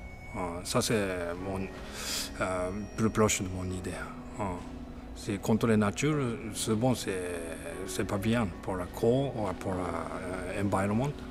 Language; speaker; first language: French; non-native, learner; Japanese